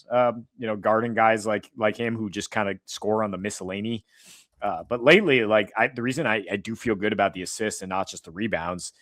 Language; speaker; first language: English; native; English